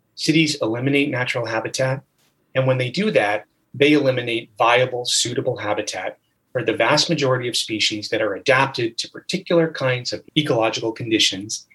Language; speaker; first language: English; native; English